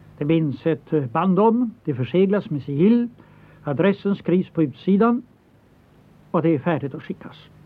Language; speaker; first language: Swedish; native; Swedish